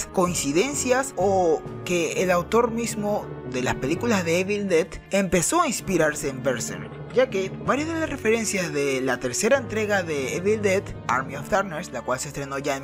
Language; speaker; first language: Spanish; native; Spanish